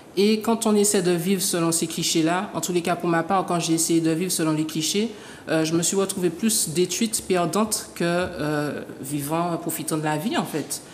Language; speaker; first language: French; native; French